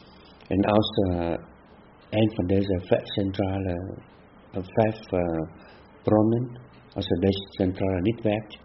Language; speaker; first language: Dutch; non-native, fluent; Vietnamese